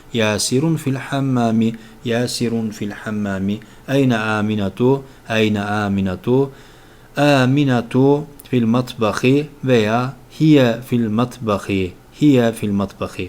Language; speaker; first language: Arabic; non-native, fluent; Turkish